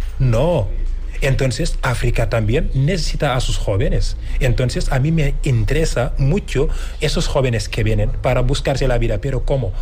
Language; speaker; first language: Spanish; non-native, fluent; Wolof